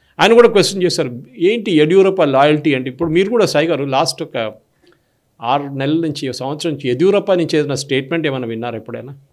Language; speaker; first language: Telugu; non-native, local second language; Malayalam